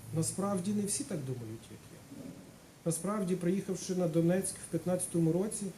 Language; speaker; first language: Ukrainian; native; Ukrainian